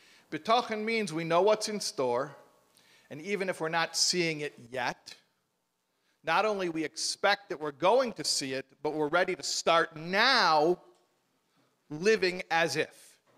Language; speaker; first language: English; native; English